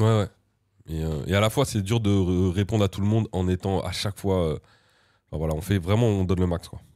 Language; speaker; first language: French; native; French